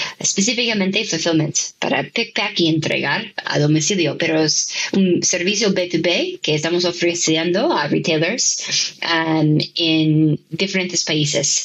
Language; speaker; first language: Spanish; non-native, fluent; English